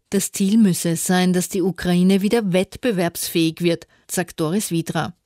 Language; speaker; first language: German; native; German